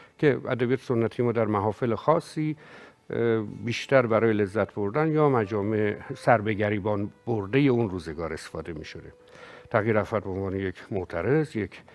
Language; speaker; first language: Persian; native; Persian